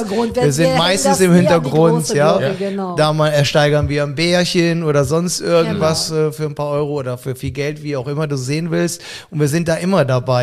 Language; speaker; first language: German; native; German